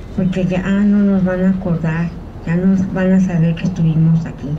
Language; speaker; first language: Spanish; early bilingual, heritage; Spanish